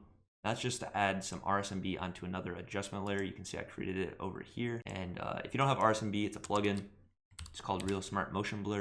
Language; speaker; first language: English; native; English